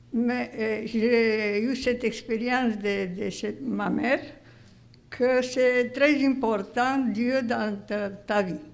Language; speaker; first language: French; non-native, fluent; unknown